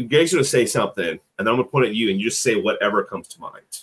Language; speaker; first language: English; native; English